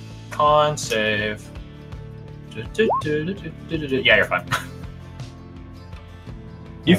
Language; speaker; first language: English; native; English